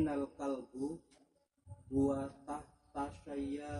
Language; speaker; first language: Arabic; non-native, learner; Indonesian